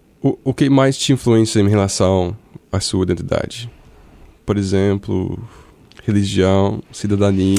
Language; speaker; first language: Portuguese; non-native, fluent; English